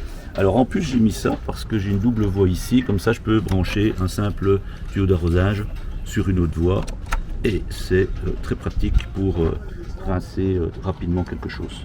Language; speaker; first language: French; native; French